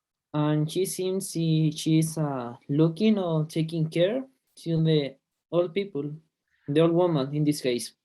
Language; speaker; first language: English; non-native, learner; Spanish